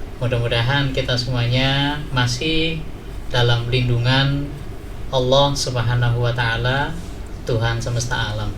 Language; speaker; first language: Indonesian; native; Indonesian